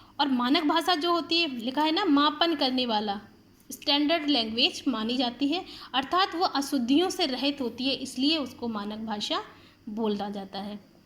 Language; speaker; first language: Hindi; native; Hindi